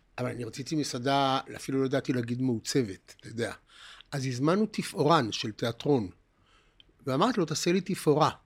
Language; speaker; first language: Hebrew; native; Hebrew